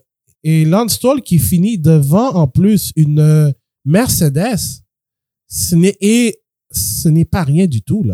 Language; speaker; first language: French; native; French